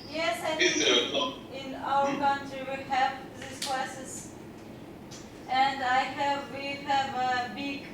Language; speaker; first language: English; non-native, learner; Russian